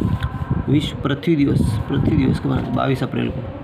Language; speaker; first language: Hindi; native; Hindi